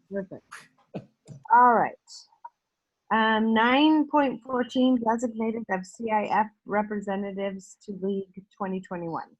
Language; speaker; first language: English; native; English